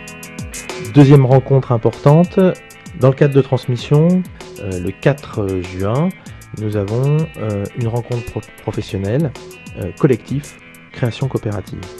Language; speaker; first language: French; native; French